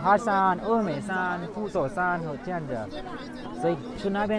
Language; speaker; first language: Chinese; non-native, learner; Hindi